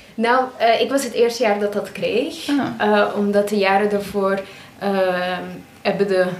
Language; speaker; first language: Dutch; native; Dutch